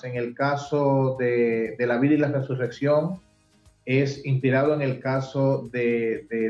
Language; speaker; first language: Spanish; native; Spanish